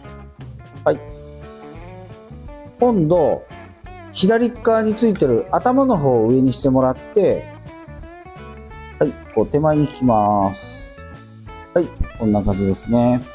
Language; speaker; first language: Japanese; native; Japanese